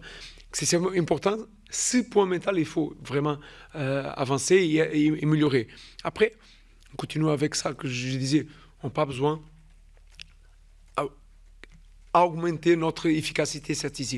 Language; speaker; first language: French; non-native, fluent; Portuguese